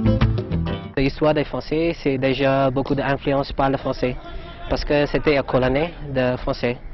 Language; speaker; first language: French; non-native, learner; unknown